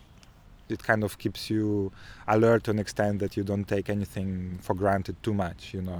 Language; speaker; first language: English; non-native, fluent; Ukrainian